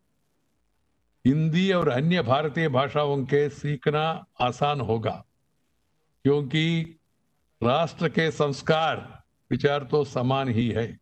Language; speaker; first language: Hindi; non-native, local second language; Telugu